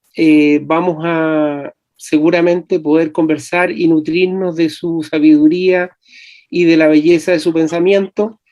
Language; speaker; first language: Spanish; native; Spanish